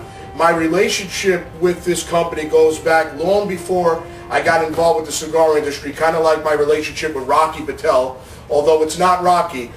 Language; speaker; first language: English; native; English